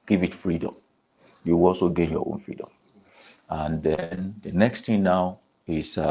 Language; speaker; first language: English; non-native, local second language; Yoruba